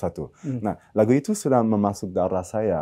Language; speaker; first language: Indonesian; early bilingual, heritage; German